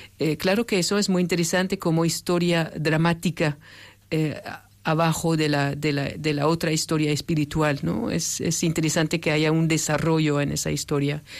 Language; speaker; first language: Spanish; non-native, fluent; French